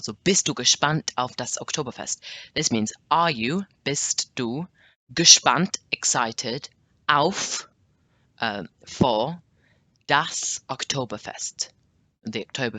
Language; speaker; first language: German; non-native, learner; English